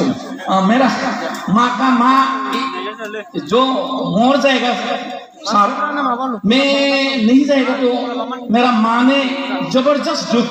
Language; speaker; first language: Hindi; non-native, local second language; Bodo